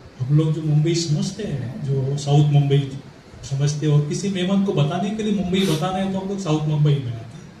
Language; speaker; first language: Hindi; non-native, local second language; Marathi